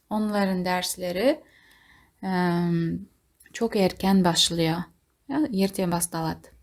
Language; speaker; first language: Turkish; non-native, fluent; Kazakh